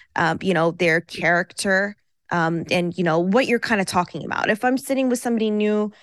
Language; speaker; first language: English; early bilingual, other home language; Persian